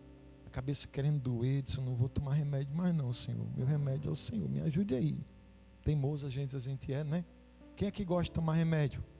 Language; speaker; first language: Portuguese; native; Portuguese